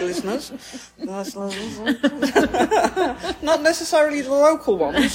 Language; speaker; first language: English; native; English